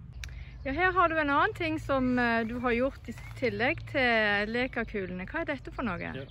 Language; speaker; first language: Norwegian; native; Norwegian